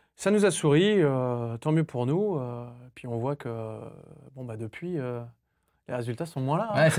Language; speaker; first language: French; native; French